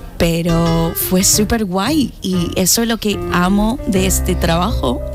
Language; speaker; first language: Spanish; non-native, fluent; English